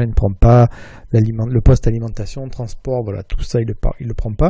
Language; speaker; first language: French; native; French